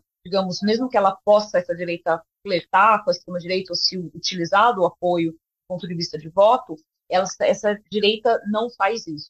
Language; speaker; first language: Portuguese; native; Portuguese